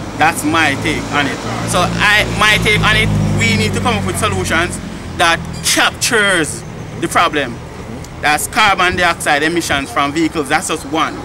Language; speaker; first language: English; native; English